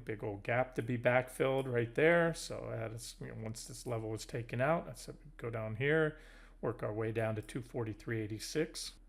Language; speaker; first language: English; native; English